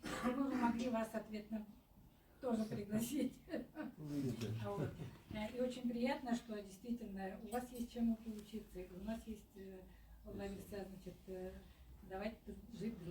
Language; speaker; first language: Russian; native; Russian